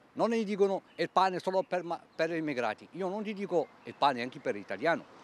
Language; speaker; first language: Italian; non-native, fluent; Arabic